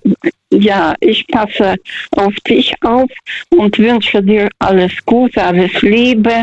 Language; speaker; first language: German; early bilingual, other home language; Russian